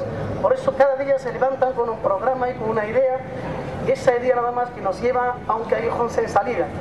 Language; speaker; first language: Spanish; native; Spanish